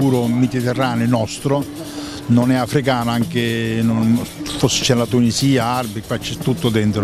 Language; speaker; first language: Italian; native; Italian